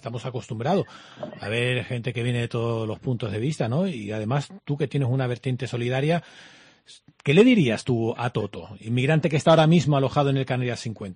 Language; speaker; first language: Spanish; native; Spanish